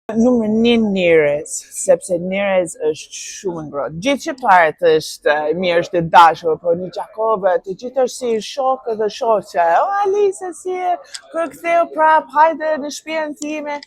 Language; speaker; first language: Albanian; non-native, learner; English